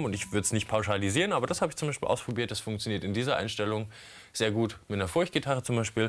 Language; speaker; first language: German; native; German